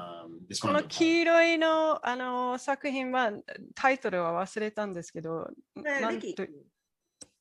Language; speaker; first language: Japanese; non-native, fluent; English